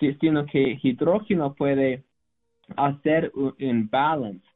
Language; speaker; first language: Spanish; non-native, learner; English